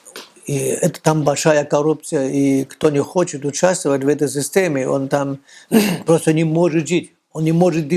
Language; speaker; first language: Russian; non-native, fluent; German